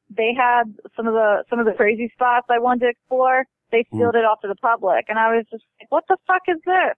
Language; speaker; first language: English; native; English